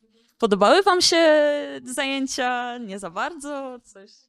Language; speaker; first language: Polish; native; Polish